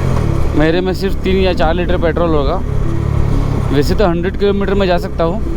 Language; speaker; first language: Hindi; native; Hindi